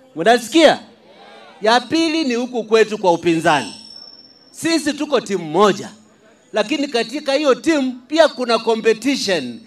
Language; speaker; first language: Swahili; non-native, local second language; Luyia